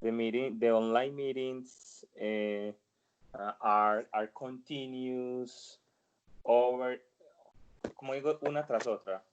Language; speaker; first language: English; non-native, learner; Spanish